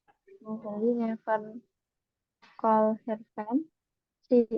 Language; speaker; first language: English; non-native, learner; Indonesian